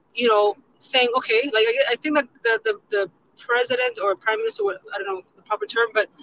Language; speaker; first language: English; non-native, fluent; Tigrinya